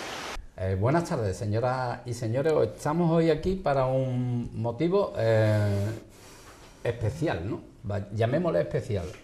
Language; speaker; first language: Spanish; native; Spanish